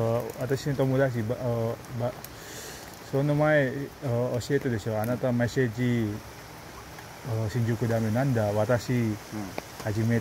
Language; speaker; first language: Japanese; non-native, learner; Indonesian